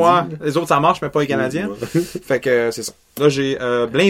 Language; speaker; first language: French; native; French